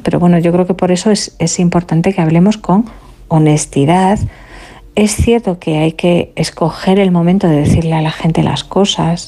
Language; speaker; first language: Spanish; native; Spanish